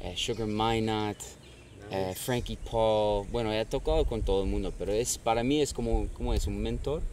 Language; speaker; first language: Spanish; non-native, fluent; English